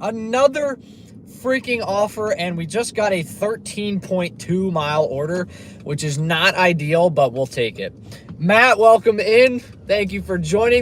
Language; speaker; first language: English; native; English